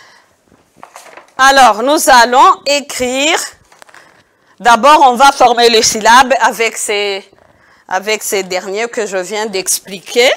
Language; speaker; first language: French; non-native, local second language; Kinyarwanda